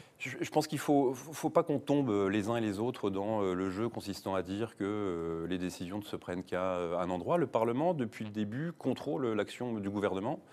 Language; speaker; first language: French; native; French